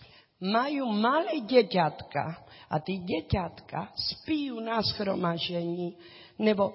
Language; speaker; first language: Czech; non-native, learner; Spanish